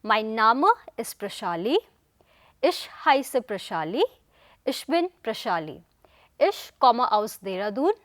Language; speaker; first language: German; non-native, fluent; Hindi